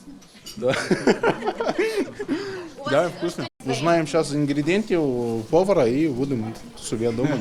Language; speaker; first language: Russian; non-native, learner; Arabic